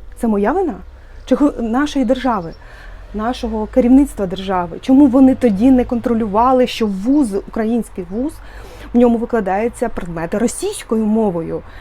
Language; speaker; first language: Ukrainian; native; Ukrainian